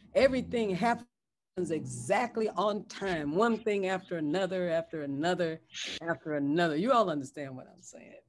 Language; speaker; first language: English; native; English